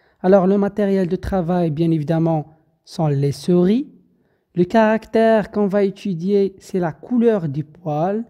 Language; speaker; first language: French; non-native, local second language; Arabic